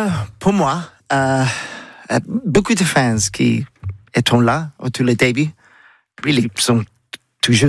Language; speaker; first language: French; non-native, learner; English